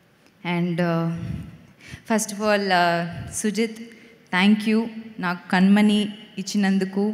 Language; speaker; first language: Telugu; non-native, fluent; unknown